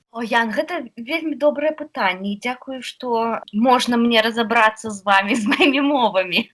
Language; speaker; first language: Belarusian; non-native, local second language; Russian